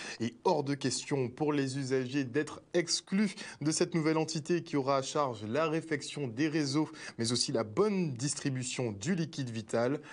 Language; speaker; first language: French; native; French